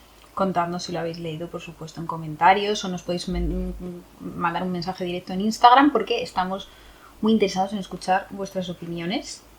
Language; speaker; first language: Spanish; native; Spanish